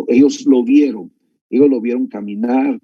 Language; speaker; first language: Spanish; native; Spanish